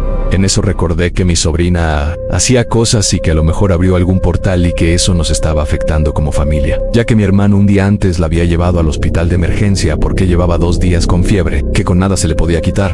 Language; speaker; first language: Spanish; native; Spanish